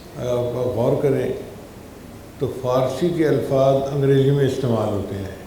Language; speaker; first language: Urdu; non-native, local second language; Punjabi